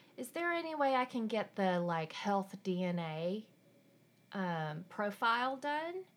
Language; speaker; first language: English; native; English